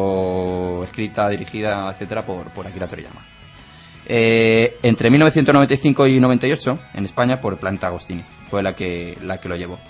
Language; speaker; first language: Spanish; native; Spanish